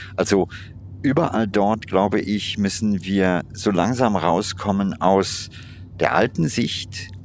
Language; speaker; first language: German; non-native, fluent; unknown